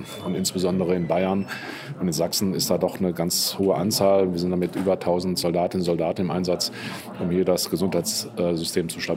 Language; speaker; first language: German; native; German